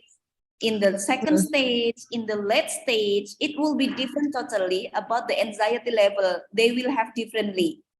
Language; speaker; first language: English; non-native, fluent; Indonesian